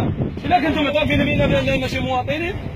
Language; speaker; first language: Arabic; native; Arabic